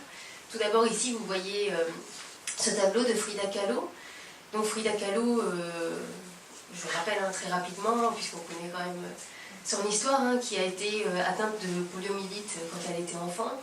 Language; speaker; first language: French; native; French